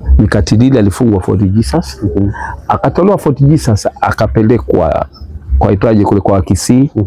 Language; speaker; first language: Swahili; non-native, local second language; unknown